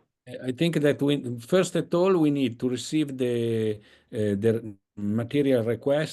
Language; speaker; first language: English; non-native, fluent; Italian